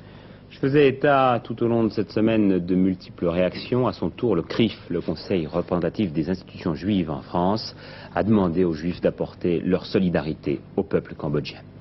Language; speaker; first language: French; native; French